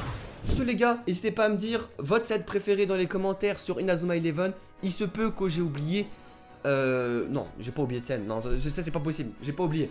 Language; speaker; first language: French; native; French